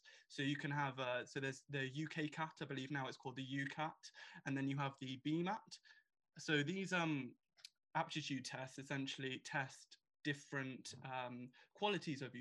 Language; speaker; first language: English; native; English